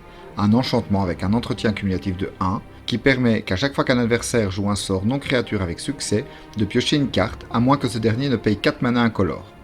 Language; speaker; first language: French; native; French